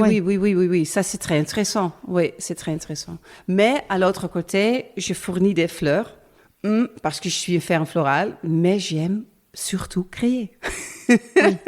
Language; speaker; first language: French; non-native, learner; Dutch